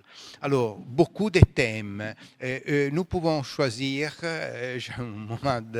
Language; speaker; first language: French; non-native, fluent; Italian